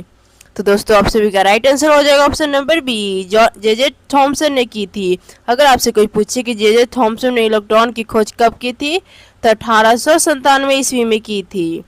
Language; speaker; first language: Hindi; native; Hindi